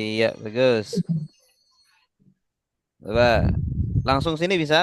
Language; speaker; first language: Indonesian; native; Indonesian